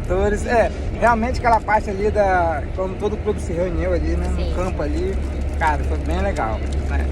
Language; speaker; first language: Portuguese; native; Portuguese